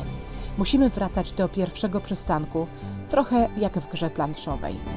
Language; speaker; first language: Polish; native; Polish